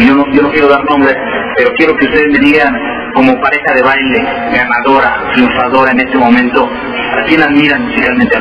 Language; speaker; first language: Spanish; native; Spanish